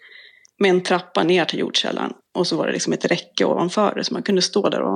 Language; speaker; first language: Swedish; native; Swedish